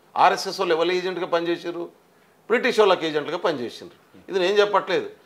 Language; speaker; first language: Telugu; non-native, local second language; Lambadi